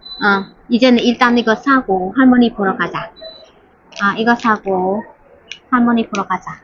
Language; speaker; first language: Korean; non-native, learner; Vietnamese